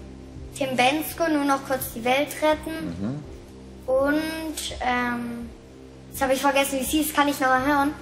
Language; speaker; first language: German; native; German